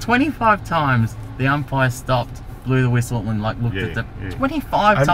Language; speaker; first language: English; native; English